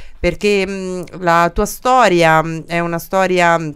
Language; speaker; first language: Italian; native; Italian